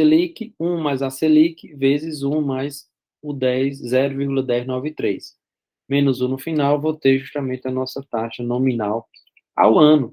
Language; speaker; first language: Portuguese; native; Portuguese